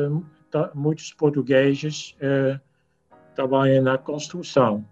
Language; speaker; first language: Portuguese; non-native, fluent; Dutch